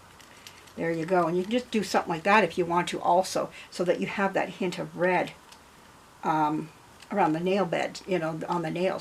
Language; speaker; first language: English; native; English